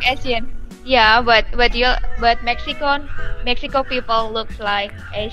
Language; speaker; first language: English; non-native, learner; Indonesian